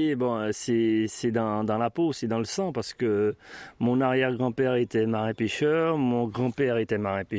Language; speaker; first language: French; native; French